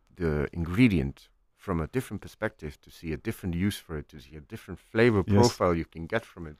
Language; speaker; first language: English; non-native, fluent; Icelandic